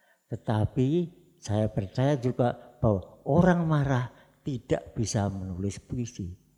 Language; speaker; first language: Indonesian; non-native, local second language; Javanese